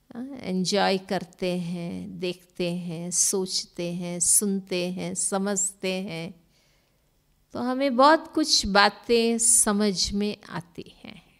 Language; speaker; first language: Hindi; non-native, local second language; Gujarati